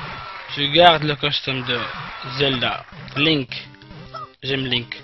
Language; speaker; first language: French; non-native, fluent; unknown